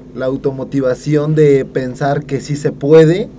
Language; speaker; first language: Spanish; native; Spanish